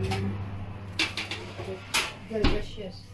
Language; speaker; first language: English; non-native, learner; Filipino